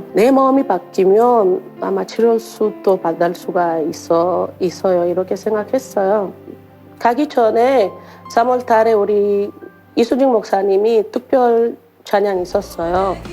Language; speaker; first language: Korean; non-native, learner; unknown